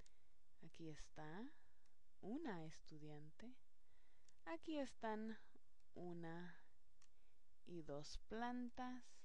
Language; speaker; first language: Spanish; non-native, fluent; English